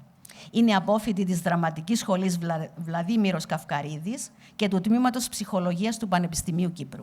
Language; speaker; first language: Greek; native; Greek